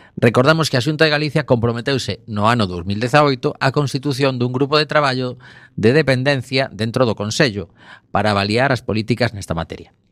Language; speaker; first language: Galician; native; Galician